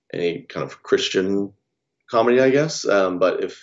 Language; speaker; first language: English; native; English